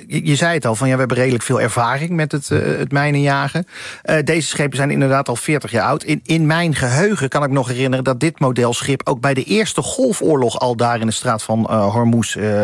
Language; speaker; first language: Dutch; native; Dutch